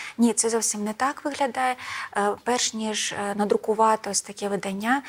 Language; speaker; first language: Ukrainian; native; Ukrainian